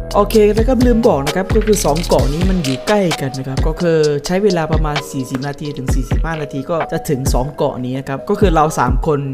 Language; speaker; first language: Thai; non-native, fluent; Malay